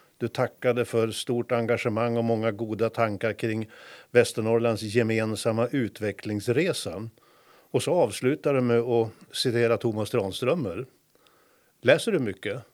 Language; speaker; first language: Swedish; native; Swedish